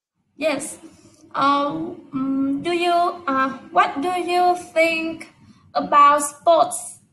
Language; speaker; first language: English; non-native, learner; Vietnamese